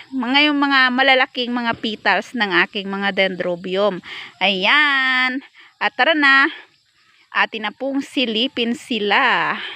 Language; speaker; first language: Filipino; native; Filipino